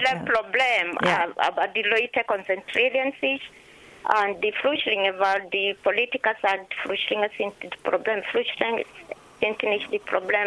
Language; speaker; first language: German; non-native, learner; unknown